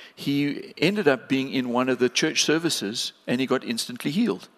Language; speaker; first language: English; native; English